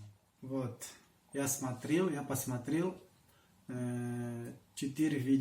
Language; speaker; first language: Russian; non-native, learner; Portuguese